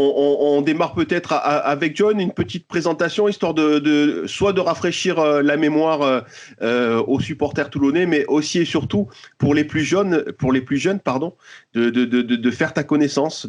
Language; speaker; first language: French; native; French